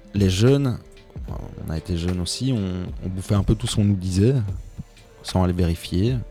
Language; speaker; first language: French; native; French